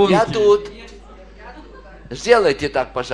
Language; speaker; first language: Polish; non-native, learner; Russian